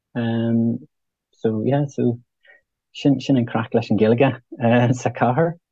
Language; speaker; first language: Irish; non-native, local second language; English